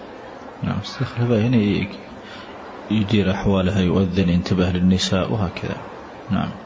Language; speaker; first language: Arabic; native; Arabic